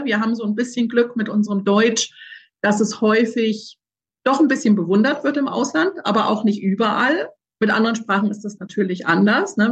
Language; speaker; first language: German; native; German